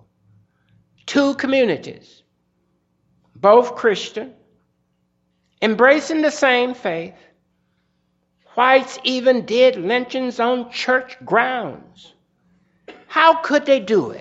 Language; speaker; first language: English; native; English